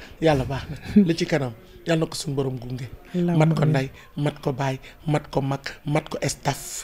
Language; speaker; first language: Wolof; native; Wolof